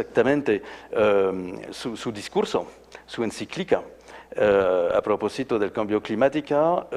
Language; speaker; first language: Spanish; non-native, fluent; French